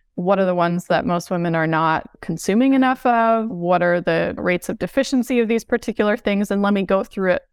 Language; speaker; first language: English; native; English